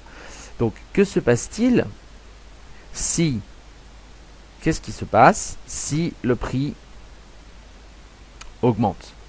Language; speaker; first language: French; native; French